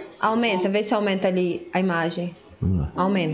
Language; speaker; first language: Portuguese; native; Portuguese